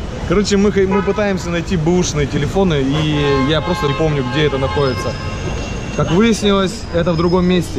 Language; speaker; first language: Russian; native; Russian